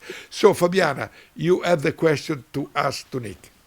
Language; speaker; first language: English; non-native, learner; Italian